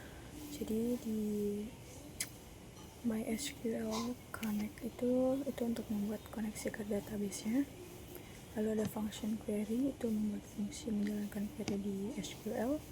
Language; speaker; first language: Indonesian; native; Indonesian